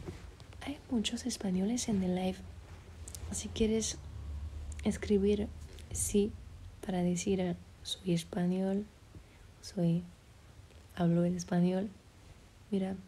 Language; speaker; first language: Spanish; early bilingual, heritage; French